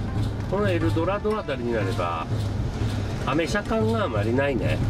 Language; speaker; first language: Japanese; native; Japanese